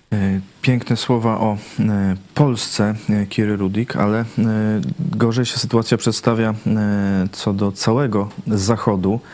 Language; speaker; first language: Polish; native; Polish